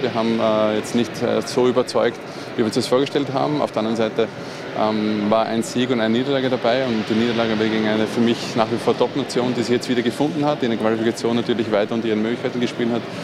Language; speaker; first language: German; native; German